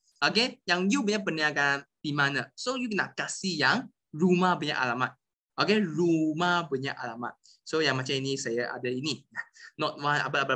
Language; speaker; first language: Malay; non-native, local second language; Chinese